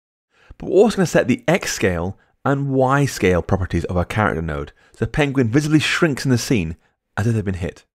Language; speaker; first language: English; native; English